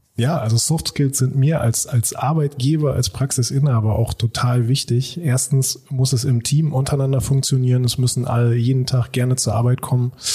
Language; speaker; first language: German; native; German